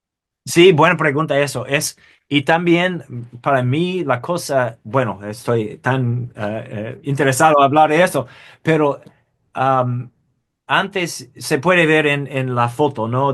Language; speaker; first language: Spanish; non-native, fluent; English